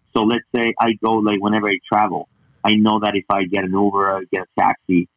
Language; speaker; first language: English; non-native, fluent; Spanish